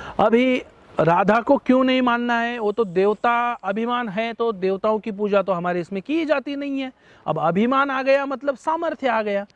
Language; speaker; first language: Hindi; non-native, local second language; Marathi